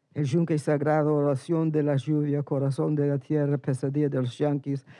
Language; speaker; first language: Spanish; early bilingual, heritage; Spanish